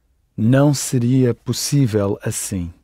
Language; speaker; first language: Portuguese; non-native, learner; English